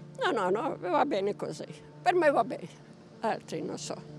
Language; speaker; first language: Italian; non-native, learner; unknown